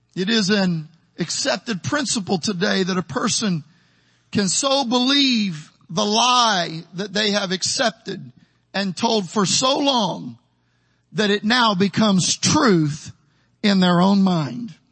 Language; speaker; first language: English; native; English